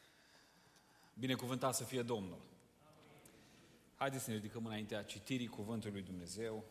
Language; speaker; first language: Romanian; native; Romanian